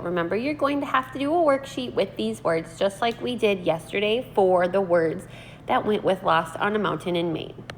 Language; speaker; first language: English; native; English